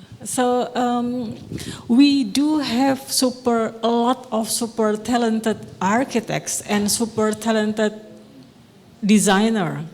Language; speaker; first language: English; non-native, local second language; Indonesian